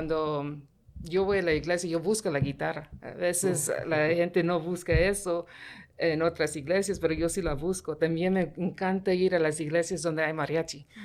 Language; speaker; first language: Spanish; early bilingual, heritage; Spanish